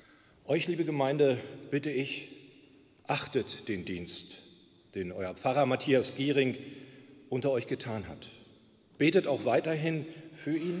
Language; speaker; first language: German; native; German